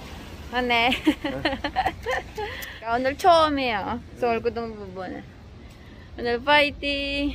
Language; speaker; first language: Korean; non-native, local second language; Filipino